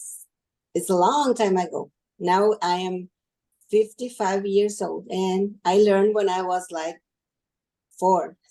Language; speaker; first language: English; non-native, learner; Spanish